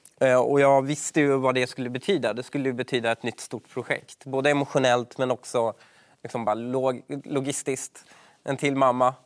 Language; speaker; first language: Swedish; early bilingual, other home language; Persian